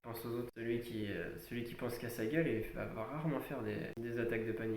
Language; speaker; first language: French; native; French